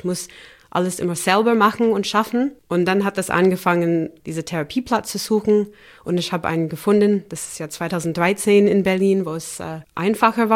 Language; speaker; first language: German; non-native, fluent; English